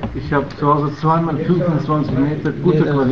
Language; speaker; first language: German; non-native, learner; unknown